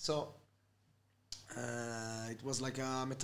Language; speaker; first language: English; non-native, fluent; Italian